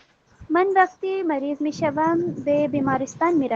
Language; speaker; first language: Persian; non-native, learner; Urdu